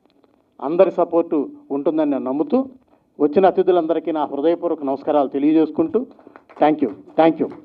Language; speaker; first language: Telugu; native; Telugu